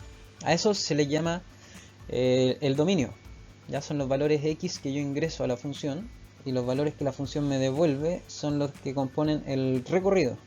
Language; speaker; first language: Spanish; native; Spanish